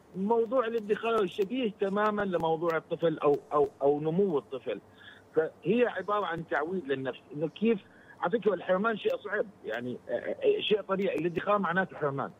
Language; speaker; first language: Arabic; native; Arabic